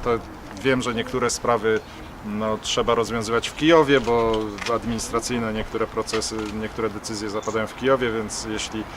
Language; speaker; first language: Polish; native; Polish